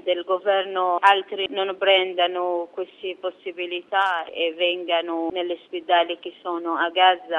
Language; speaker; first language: Italian; non-native, fluent; Arabic